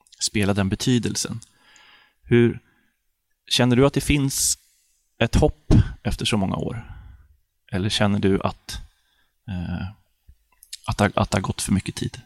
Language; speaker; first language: Swedish; native; Swedish